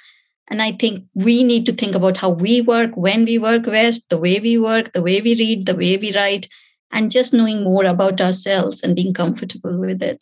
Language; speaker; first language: English; non-native, local second language; Hindi